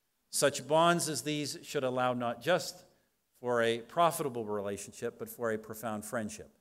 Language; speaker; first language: English; native; English